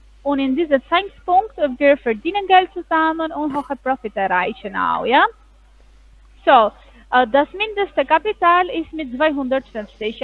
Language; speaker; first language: German; non-native, learner; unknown